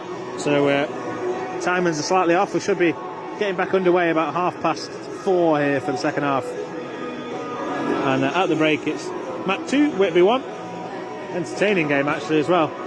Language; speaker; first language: English; native; English